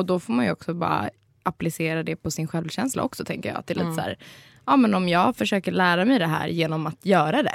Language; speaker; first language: Swedish; native; Swedish